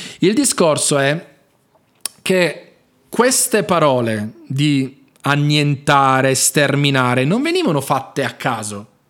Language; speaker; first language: Italian; native; Italian